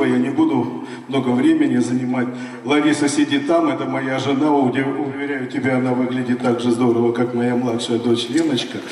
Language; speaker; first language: Russian; native; Russian